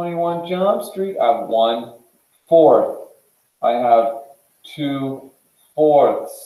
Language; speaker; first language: English; native; English